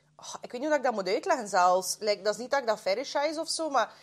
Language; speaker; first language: Dutch; non-native, fluent; Russian